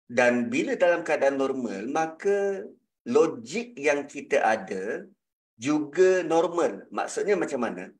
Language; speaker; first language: Malay; native; Malay